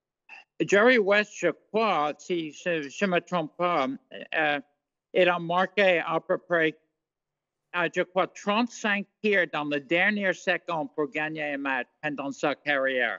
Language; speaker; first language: French; non-native, fluent; English